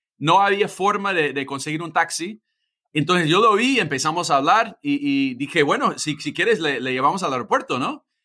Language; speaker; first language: Spanish; non-native, fluent; English